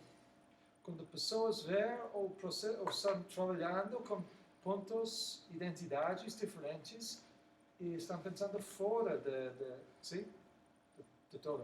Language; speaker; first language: Portuguese; non-native, learner; English